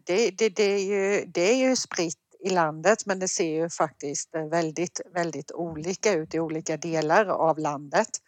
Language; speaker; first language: Swedish; native; Swedish